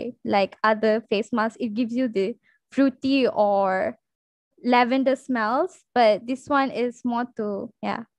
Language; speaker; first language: English; non-native, local second language; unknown